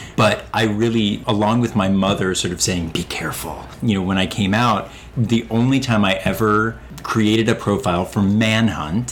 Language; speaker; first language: English; native; English